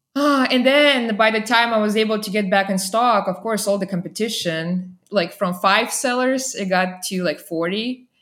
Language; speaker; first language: English; non-native, fluent; Russian